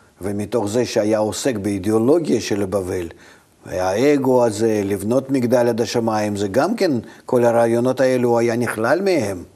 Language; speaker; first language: Hebrew; non-native, fluent; Russian